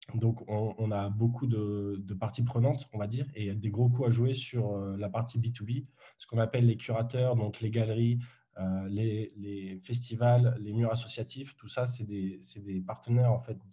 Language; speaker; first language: French; native; French